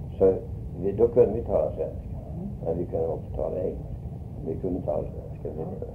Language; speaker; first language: Swedish; early bilingual, heritage; Swedish